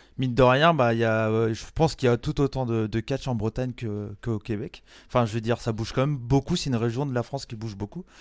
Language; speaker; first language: French; native; French